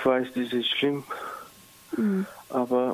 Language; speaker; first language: German; non-native, learner; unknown